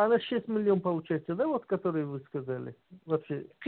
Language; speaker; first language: Russian; non-native, learner; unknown